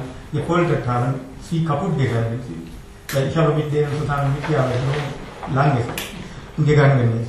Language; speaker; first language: German; non-native, learner; Tamil